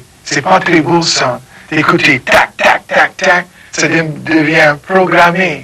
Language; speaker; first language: French; non-native, fluent; English